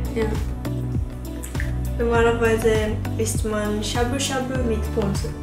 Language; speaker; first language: German; non-native, learner; Japanese